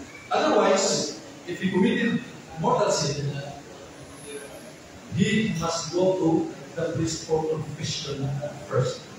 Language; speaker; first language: English; non-native, local second language; Cebuano